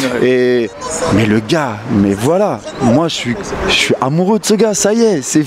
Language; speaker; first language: French; native; French